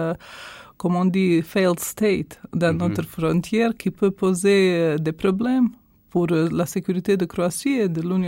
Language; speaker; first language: French; non-native, fluent; Croatian